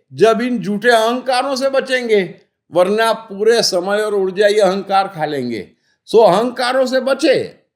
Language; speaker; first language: Hindi; native; Hindi